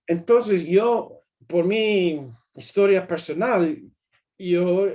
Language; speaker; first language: Spanish; early bilingual, heritage; English